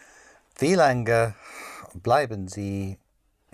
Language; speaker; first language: German; non-native, learner; English